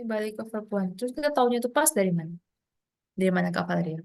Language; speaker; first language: Indonesian; native; Indonesian